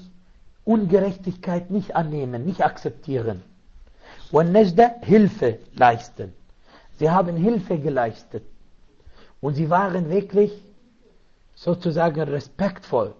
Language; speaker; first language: German; non-native, fluent; Arabic